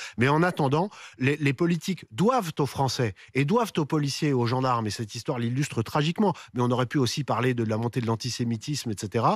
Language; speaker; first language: French; native; French